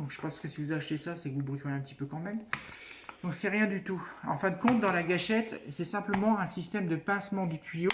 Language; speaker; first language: French; native; French